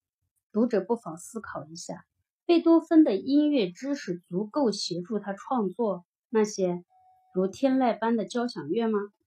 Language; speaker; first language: Chinese; native; Chinese